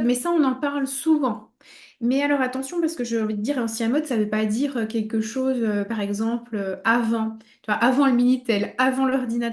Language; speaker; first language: French; native; French